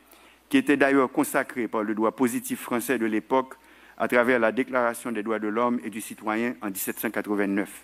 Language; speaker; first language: French; non-native, local second language; Haitian Creole